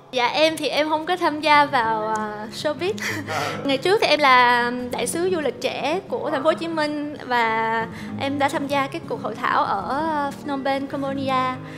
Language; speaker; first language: Vietnamese; native; Vietnamese